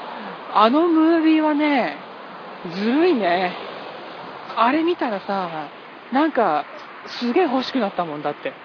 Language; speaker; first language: Japanese; native; Japanese